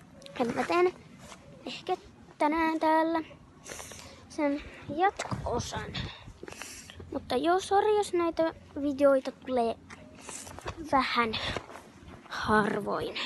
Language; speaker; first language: Finnish; native; Finnish